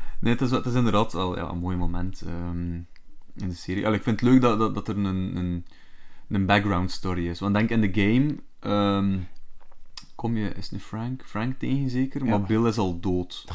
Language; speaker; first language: Dutch; native; Dutch